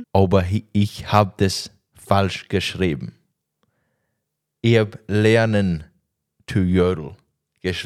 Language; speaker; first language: German; non-native, learner; English